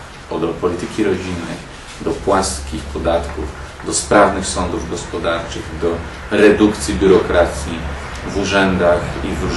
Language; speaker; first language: Polish; native; Polish